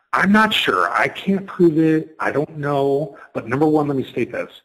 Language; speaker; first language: English; native; English